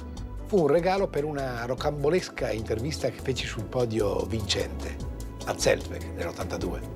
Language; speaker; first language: Italian; native; Italian